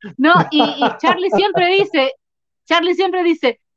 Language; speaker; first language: Spanish; native; Spanish